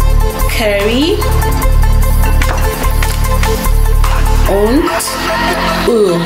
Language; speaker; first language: German; non-native, learner; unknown